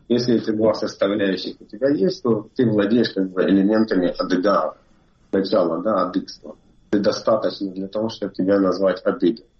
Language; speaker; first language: Russian; non-native, fluent; Adyghe